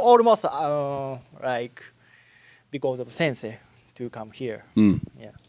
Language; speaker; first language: English; non-native, learner; Japanese